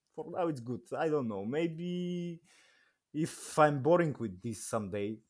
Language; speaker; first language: English; non-native, learner; Bulgarian